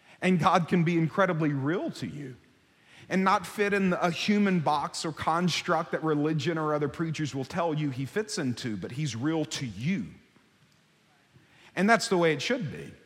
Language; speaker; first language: English; native; English